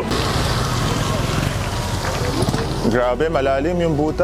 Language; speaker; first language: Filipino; non-native, learner; Arabic